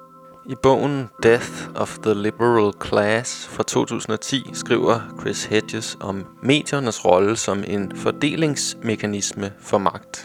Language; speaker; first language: Danish; native; Danish